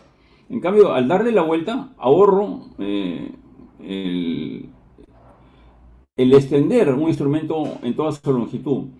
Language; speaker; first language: Spanish; native; Spanish